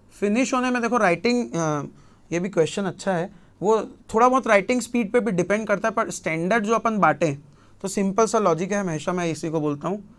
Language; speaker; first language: Hindi; native; Hindi